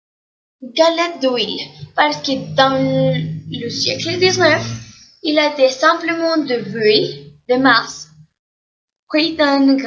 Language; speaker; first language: French; non-native, learner; Spanish